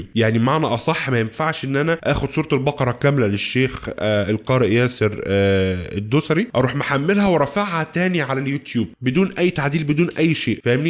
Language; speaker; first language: Arabic; native; Arabic